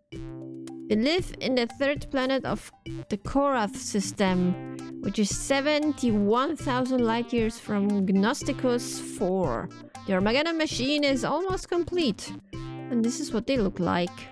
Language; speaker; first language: English; non-native, fluent; German